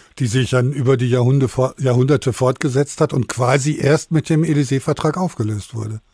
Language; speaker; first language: German; native; German